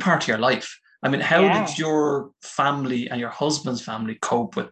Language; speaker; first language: English; native; English